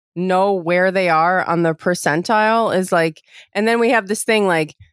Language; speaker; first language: English; native; English